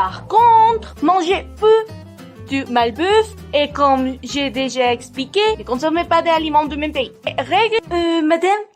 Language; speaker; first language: French; non-native, learner; Spanish